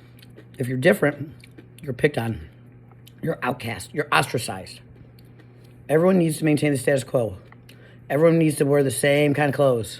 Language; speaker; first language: English; native; English